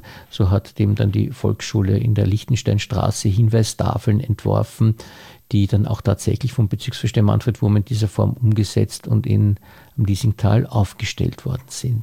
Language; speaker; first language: German; native; German